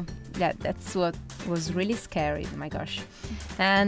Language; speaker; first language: English; non-native, fluent; Italian